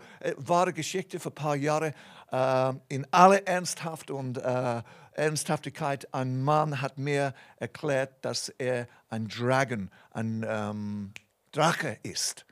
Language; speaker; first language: German; non-native, fluent; English